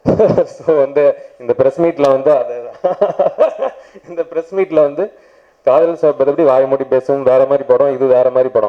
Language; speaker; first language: Tamil; native; Tamil